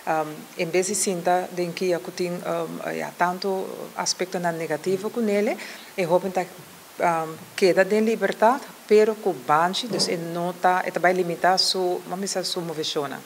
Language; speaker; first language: Portuguese; non-native, learner; Papiamento